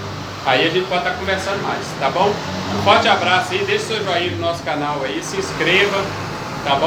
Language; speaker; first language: Portuguese; native; Portuguese